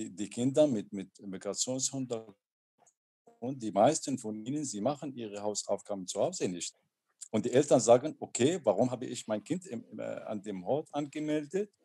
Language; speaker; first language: German; non-native, learner; Arabic